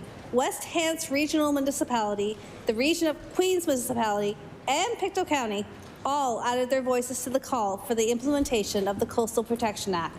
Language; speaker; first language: English; native; English